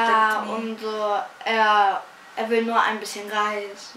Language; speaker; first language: German; early bilingual, other home language; Arabic